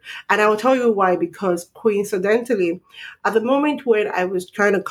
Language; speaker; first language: English; non-native, local second language; Yoruba